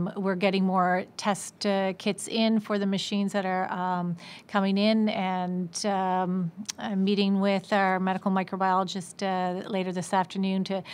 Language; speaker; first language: English; native; English